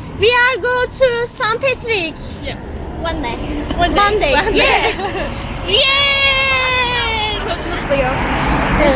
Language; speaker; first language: English; non-native, learner; Turkish